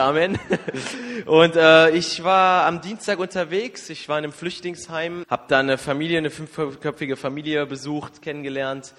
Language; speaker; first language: German; native; German